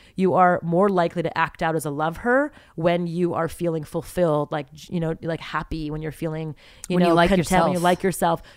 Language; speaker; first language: English; native; English